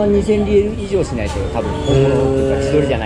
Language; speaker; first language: Japanese; native; Japanese